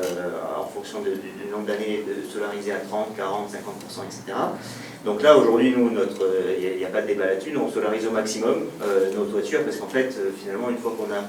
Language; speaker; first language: French; native; French